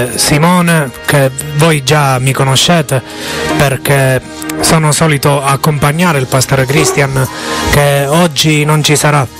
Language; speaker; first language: Italian; native; Italian